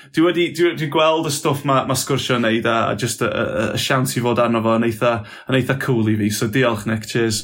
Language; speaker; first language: Welsh; non-native, local second language; English